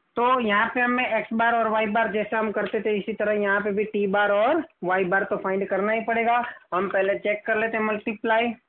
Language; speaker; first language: Hindi; non-native, local second language; Gujarati